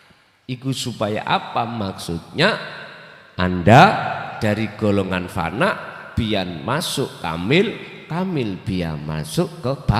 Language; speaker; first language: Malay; non-native, local second language; Javanese